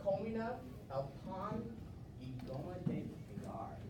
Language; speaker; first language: Spanish; non-native, learner; English